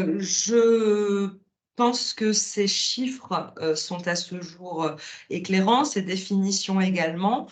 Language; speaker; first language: French; native; French